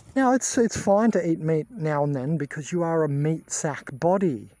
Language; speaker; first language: English; native; English